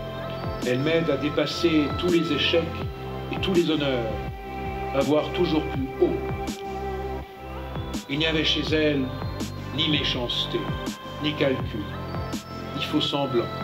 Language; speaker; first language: French; native; French